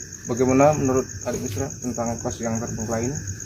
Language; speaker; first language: Indonesian; native; Indonesian